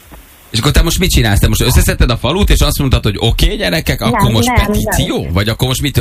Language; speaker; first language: Hungarian; native; Hungarian